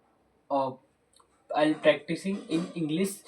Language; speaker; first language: English; non-native, local second language; Hindi